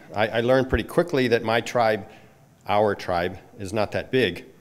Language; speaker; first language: English; native; English